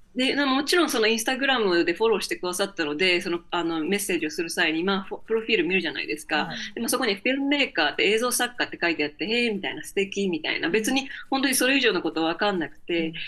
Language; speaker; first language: Japanese; native; Japanese